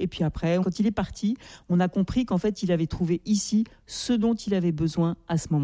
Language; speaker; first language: French; native; French